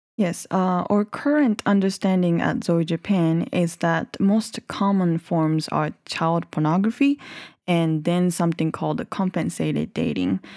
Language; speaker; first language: English; non-native, fluent; Japanese